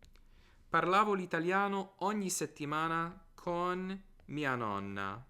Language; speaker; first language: Italian; non-native, fluent; English